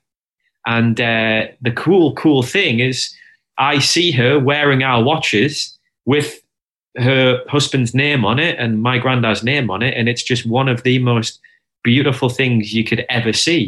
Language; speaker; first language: English; native; English